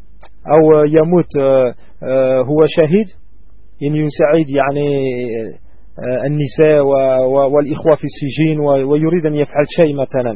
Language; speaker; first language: Arabic; non-native, learner; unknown